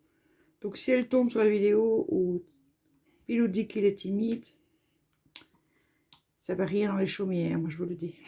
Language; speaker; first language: French; native; French